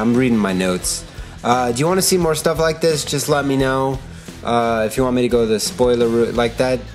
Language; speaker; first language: English; native; English